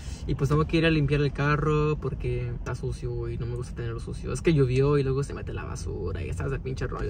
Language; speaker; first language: Spanish; early bilingual, heritage; Spanish